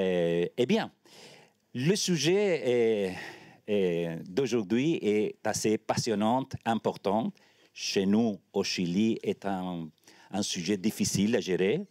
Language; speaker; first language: French; non-native, learner; Spanish